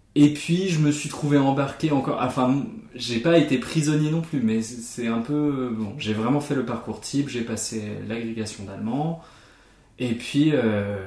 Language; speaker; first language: French; non-native, fluent; German